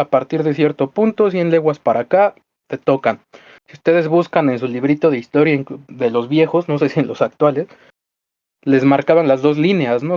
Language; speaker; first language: Spanish; native; Spanish